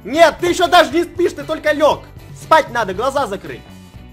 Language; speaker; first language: Russian; native; Russian